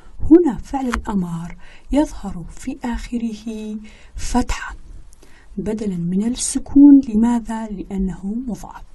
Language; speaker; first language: Arabic; non-native, local second language; Kurdish